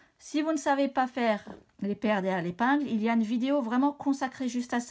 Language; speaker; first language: French; native; French